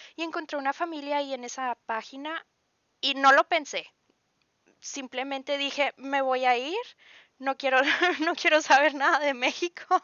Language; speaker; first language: Spanish; native; Spanish